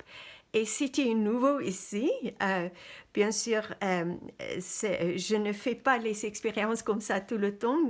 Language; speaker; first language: French; non-native, fluent; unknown